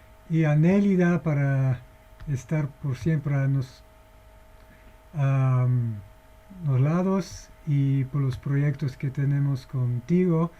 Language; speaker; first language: Spanish; non-native, fluent; English